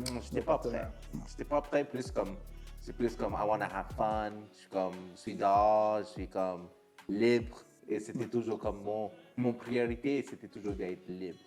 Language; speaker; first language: French; non-native, local second language; English